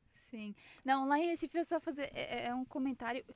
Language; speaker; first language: Portuguese; native; Portuguese